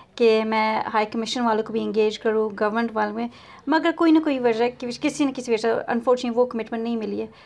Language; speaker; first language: Urdu; native; Urdu